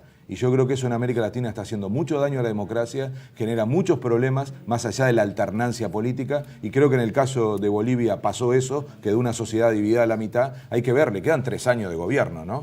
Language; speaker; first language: Spanish; native; Spanish